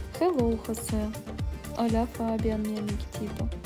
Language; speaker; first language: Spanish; non-native, learner; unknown